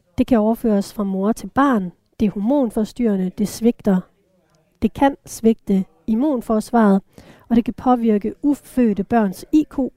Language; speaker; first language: Danish; native; Danish